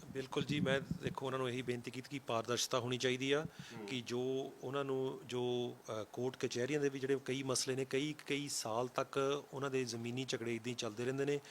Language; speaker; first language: Punjabi; early bilingual, heritage; Punjabi